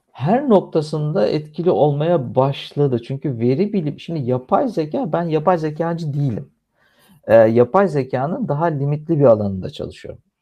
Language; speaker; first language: Turkish; native; Turkish